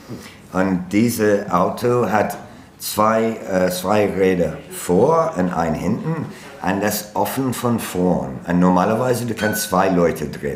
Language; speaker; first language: German; non-native, learner; English